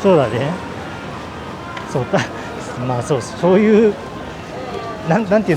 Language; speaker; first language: Japanese; native; Japanese